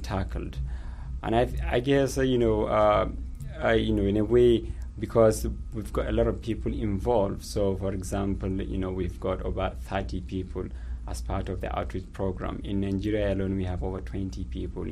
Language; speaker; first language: English; non-native, local second language; Hausa